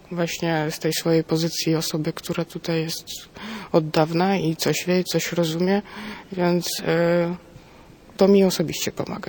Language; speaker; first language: Polish; non-native, fluent; Ukrainian